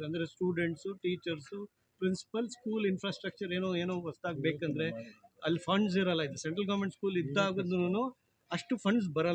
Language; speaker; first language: Kannada; non-native, local second language; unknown